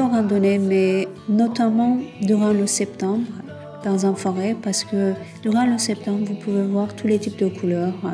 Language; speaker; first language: French; non-native, fluent; Turkish